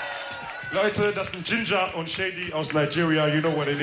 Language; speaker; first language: German; early bilingual, other home language; Wolof